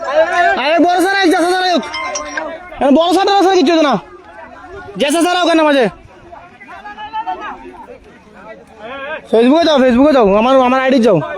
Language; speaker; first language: Hindi; non-native, learner; Bangla